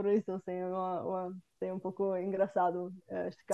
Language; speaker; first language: Portuguese; non-native, fluent; Bulgarian